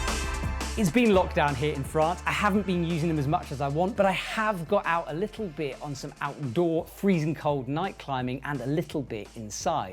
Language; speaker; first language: English; native; English